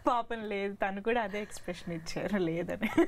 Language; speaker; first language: Telugu; native; Telugu